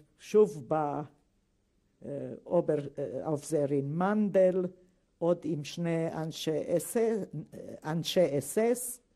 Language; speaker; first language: Hebrew; non-native, fluent; Hungarian